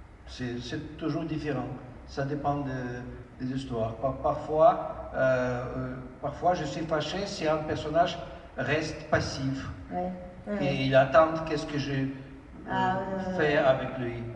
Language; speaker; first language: French; non-native, fluent; Russian